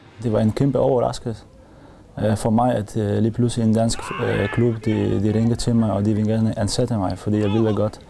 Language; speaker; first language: Danish; non-native, learner; Polish